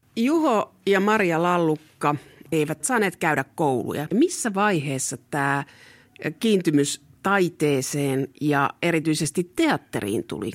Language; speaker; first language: Finnish; native; Finnish